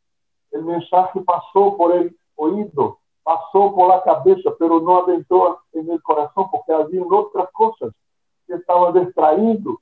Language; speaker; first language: Spanish; non-native, fluent; Portuguese